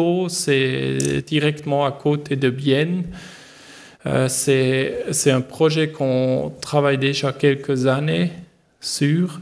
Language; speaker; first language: French; non-native, learner; German